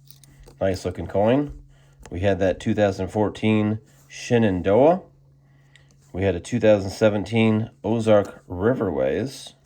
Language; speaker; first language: English; native; English